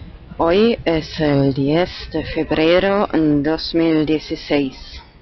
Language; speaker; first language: Spanish; non-native, fluent; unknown